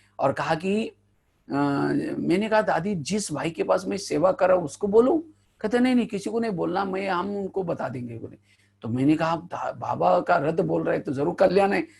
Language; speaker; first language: Hindi; non-native, local second language; Marathi